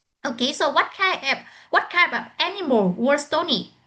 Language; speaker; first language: English; non-native, fluent; Vietnamese